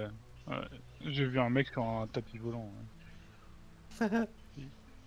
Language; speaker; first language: French; native; French